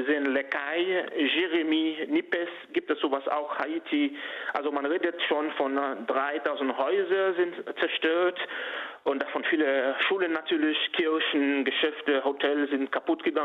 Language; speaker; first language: German; non-native, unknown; Haitian Creole